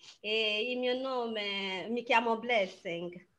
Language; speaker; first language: Italian; non-native, fluent; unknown